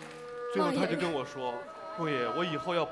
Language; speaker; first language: Chinese; native; Chinese